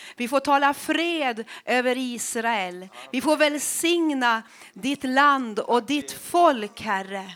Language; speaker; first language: Swedish; native; Swedish